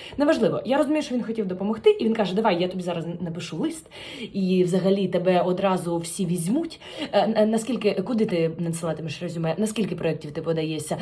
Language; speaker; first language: Ukrainian; non-native, local second language; Russian